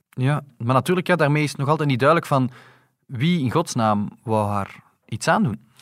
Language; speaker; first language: Dutch; native; Dutch